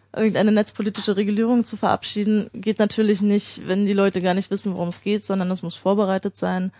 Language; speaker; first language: German; native; German